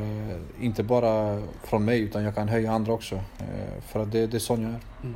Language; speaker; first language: Swedish; early bilingual, other home language; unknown